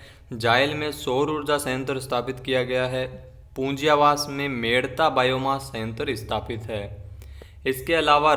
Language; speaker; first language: Hindi; native; Hindi